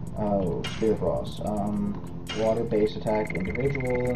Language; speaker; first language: English; native; English